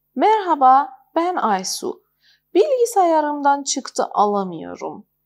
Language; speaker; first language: Turkish; non-native, fluent; Persian